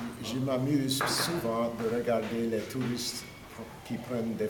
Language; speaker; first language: French; non-native, fluent; English